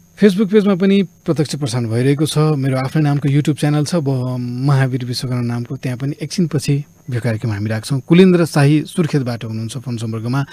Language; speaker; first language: Nepali; native; Nepali